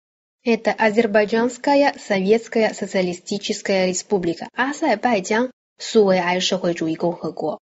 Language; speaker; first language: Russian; non-native, fluent; Chinese